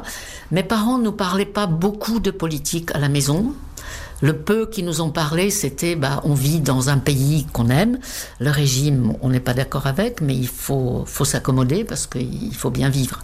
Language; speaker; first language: French; non-native, fluent; Czech